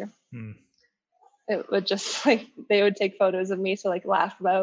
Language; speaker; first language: English; native; English